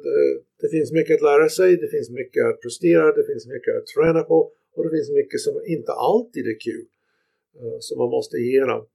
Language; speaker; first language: Swedish; non-native, fluent; English